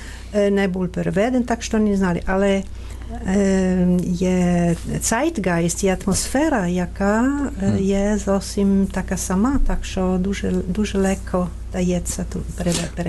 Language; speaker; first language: Ukrainian; non-native, fluent; Italian